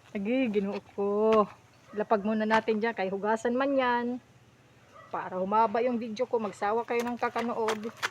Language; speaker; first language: Filipino; non-native, local second language; Waray